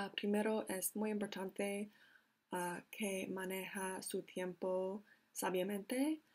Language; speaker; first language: Spanish; non-native, learner; English